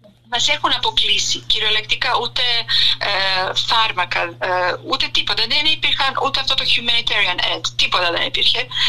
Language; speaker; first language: Greek; non-native, fluent; Serbian